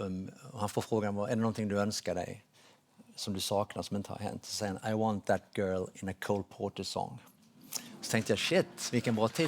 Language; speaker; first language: Swedish; native; Swedish